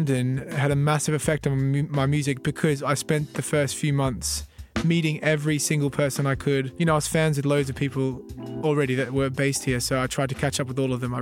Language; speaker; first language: English; native; English